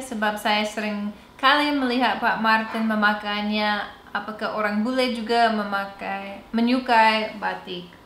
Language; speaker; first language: Indonesian; non-native, fluent; English